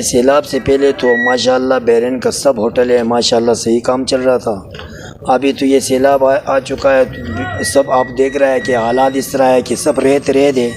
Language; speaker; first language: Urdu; non-native, local second language; Pashto